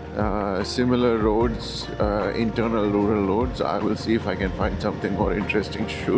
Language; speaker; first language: English; non-native, local second language; Malayalam